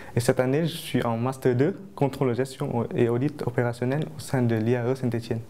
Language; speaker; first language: French; non-native, fluent; Vietnamese